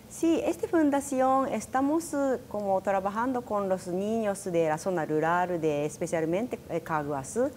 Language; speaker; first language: Spanish; non-native, learner; Japanese